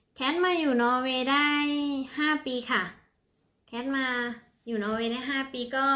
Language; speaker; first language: Thai; non-native, local second language; Northeastern Thai